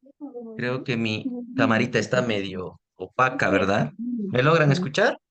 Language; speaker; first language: Spanish; native; Spanish